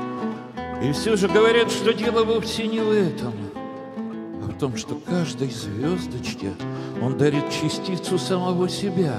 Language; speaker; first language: Russian; native; Russian